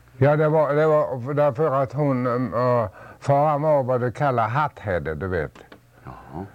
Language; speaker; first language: Swedish; native; Swedish